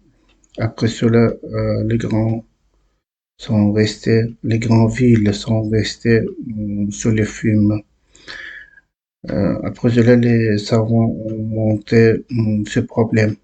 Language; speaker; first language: French; non-native, learner; Uzbek